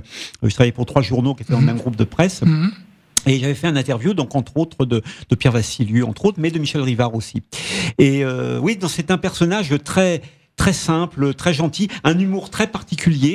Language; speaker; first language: French; native; French